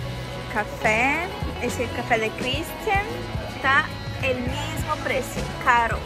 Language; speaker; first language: Spanish; non-native, fluent; Portuguese